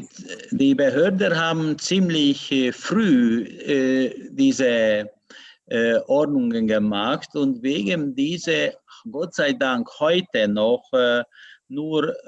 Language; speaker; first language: German; non-native, learner; Hungarian